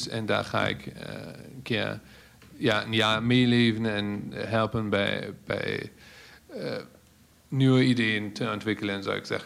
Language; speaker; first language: Dutch; non-native, fluent; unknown